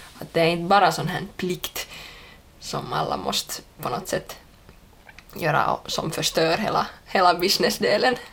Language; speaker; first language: Swedish; native; Swedish